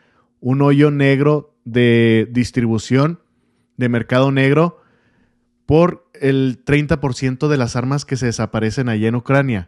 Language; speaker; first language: Spanish; native; Spanish